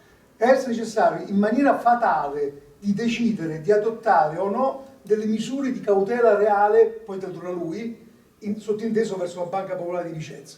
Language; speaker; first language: Italian; native; Italian